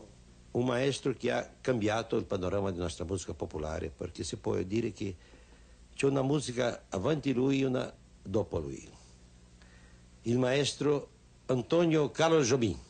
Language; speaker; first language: Italian; non-native, fluent; Portuguese